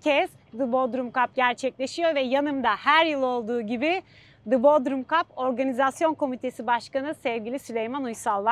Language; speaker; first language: Turkish; native; Turkish